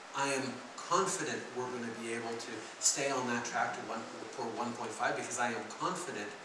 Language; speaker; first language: English; early bilingual, other home language; French